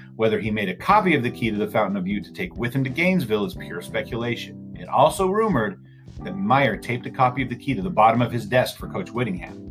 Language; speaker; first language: English; native; English